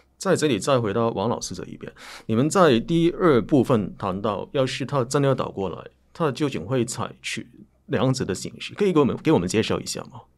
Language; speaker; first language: Chinese; non-native, local second language; Cantonese